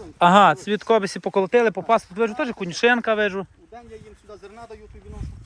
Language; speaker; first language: Ukrainian; native; Ukrainian